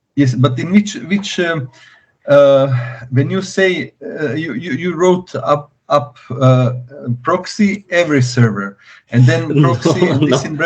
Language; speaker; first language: English; non-native, learner; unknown